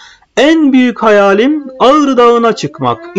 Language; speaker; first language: Turkish; non-native, fluent; Arabic